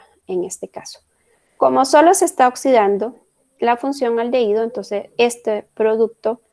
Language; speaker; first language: Spanish; native; Spanish